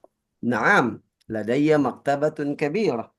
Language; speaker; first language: Arabic; non-native, fluent; Indonesian